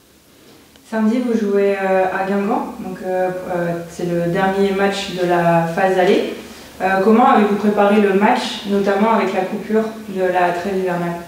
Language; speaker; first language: French; native; French